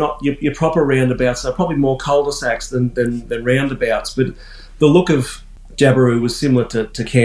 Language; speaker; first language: English; native; English